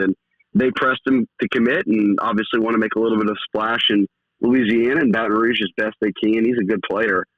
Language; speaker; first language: English; native; English